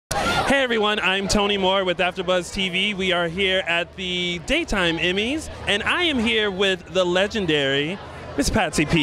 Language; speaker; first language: English; native; English